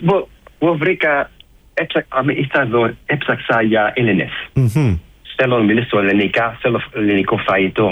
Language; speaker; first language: Greek; early bilingual, heritage; English